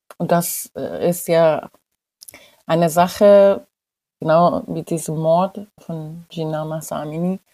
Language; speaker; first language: German; non-native, fluent; Persian